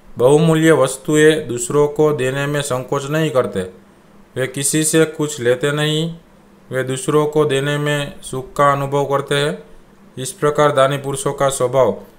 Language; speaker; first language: Hindi; non-native, local second language; Gujarati